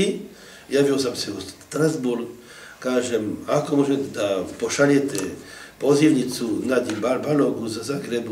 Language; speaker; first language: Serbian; non-native, fluent; French